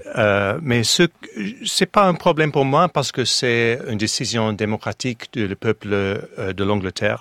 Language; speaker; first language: French; non-native, fluent; English